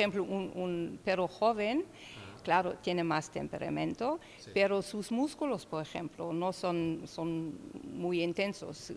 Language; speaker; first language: Spanish; non-native, learner; German